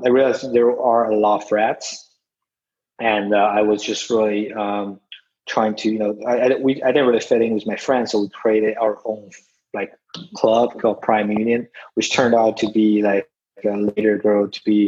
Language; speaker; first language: English; non-native, fluent; Chinese